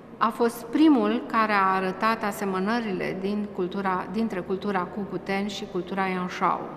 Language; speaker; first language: Romanian; native; Romanian